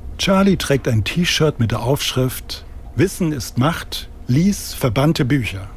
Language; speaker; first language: German; native; German